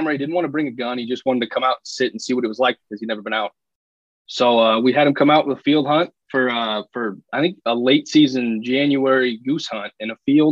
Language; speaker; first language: English; native; English